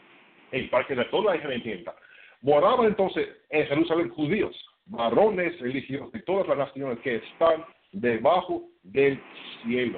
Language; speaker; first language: Spanish; non-native, fluent; English